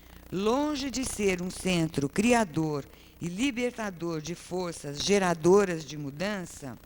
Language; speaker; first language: Portuguese; native; Portuguese